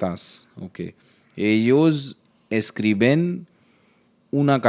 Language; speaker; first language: Spanish; non-native, learner; Hindi